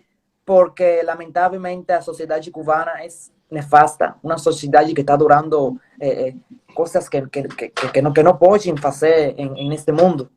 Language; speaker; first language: Portuguese; non-native, fluent; Spanish